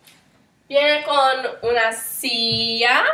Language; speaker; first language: Spanish; non-native, learner; English